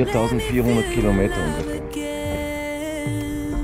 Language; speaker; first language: German; non-native, fluent; French